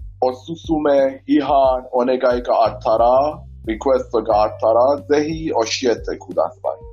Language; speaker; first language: Japanese; non-native, learner; Persian